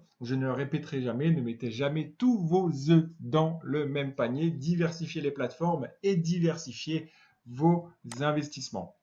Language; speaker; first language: French; native; French